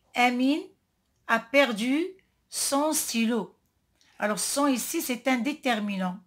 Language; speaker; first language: French; non-native, local second language; Arabic